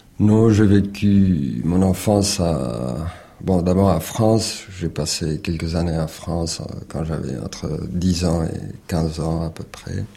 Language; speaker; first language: French; early bilingual, other home language; Spanish